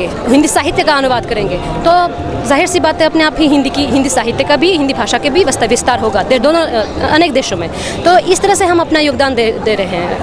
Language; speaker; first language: Hindi; non-native, fluent; Armenian